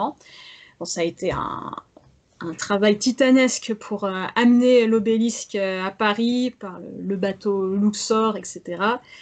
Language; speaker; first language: French; native; French